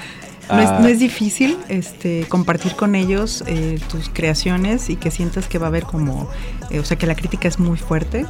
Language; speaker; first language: Spanish; native; Spanish